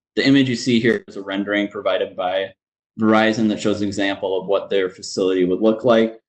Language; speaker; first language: English; native; English